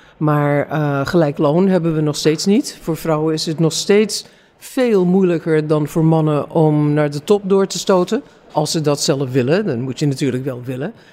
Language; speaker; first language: Dutch; non-native, fluent; English